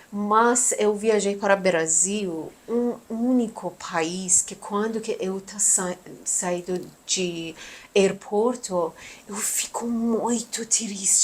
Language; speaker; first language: Portuguese; non-native, learner; Persian